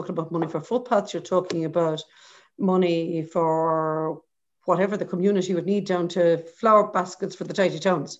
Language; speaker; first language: English; native; English